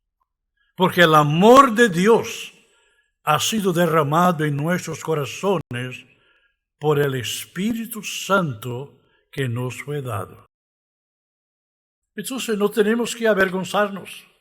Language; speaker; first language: Spanish; non-native, fluent; Portuguese